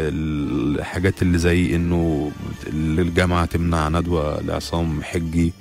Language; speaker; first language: Arabic; native; Arabic